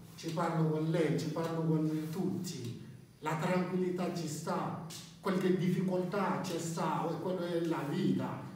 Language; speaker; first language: Italian; non-native, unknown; Bambara